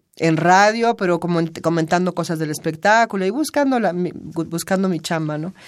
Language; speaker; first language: Spanish; native; Spanish